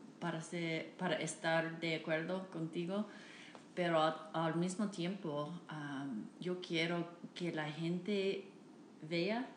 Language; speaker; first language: Spanish; non-native, fluent; English